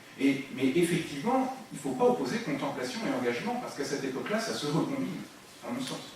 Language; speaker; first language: French; native; French